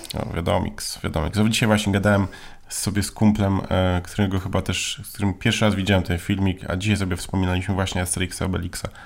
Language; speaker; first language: Polish; native; Polish